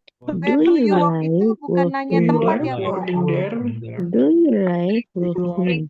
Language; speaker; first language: English; non-native, learner; Indonesian